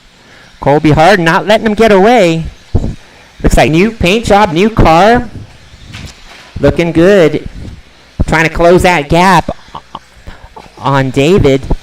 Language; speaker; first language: English; native; English